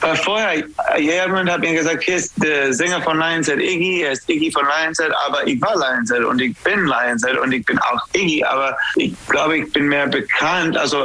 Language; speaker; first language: German; non-native, fluent; English